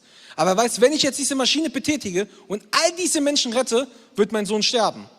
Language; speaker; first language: German; native; German